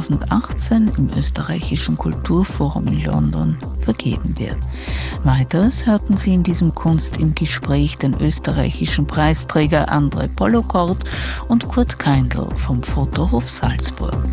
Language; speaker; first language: German; native; German